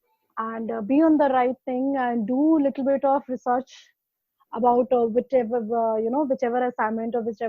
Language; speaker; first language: English; non-native, local second language; Hindi